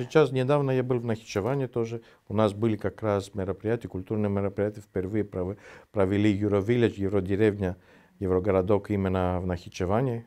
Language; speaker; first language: Russian; non-native, fluent; Greek